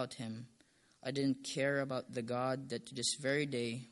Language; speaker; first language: English; non-native, local second language; Filipino